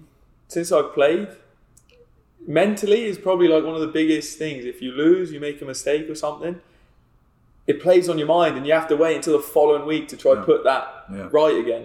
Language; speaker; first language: English; native; English